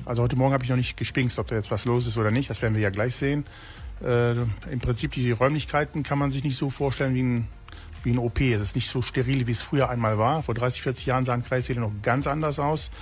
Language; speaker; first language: German; native; German